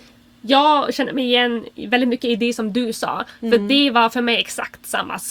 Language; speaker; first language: Swedish; non-native, fluent; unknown